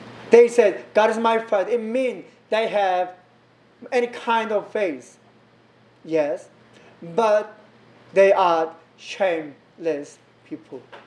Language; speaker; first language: English; non-native, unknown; Korean